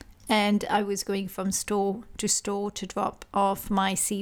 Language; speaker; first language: English; non-native, fluent; French